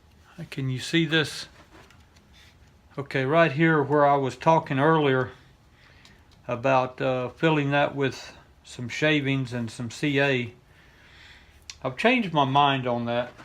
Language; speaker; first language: English; native; English